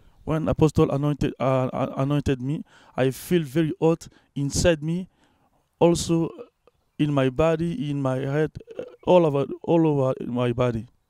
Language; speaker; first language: English; non-native, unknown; French